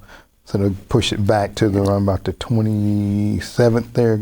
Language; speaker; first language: English; native; English